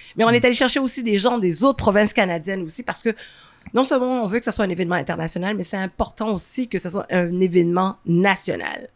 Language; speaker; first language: French; native; French